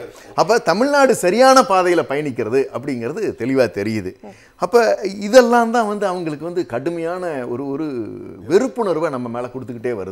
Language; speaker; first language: Tamil; native; Tamil